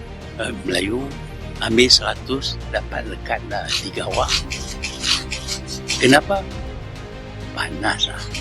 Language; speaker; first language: Malay; native; Malay